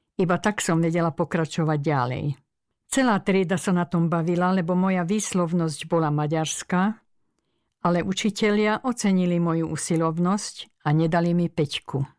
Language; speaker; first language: Slovak; early bilingual, other home language; Hungarian